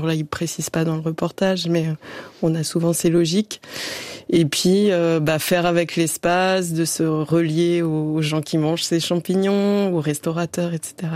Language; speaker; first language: French; native; French